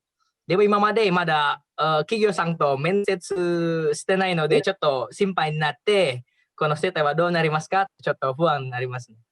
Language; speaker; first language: Japanese; non-native, learner; Indonesian